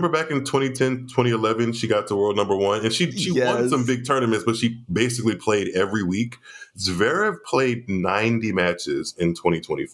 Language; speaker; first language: English; native; English